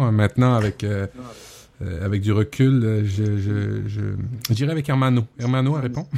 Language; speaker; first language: French; native; French